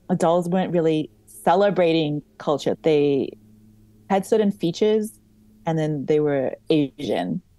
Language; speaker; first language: English; native; English